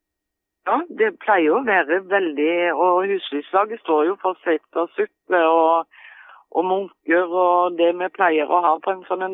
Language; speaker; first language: Norwegian; native; Norwegian